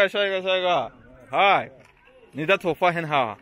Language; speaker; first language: Chinese; non-native, learner; Rundi